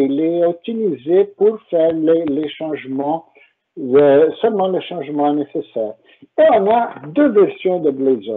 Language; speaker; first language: French; non-native, fluent; Portuguese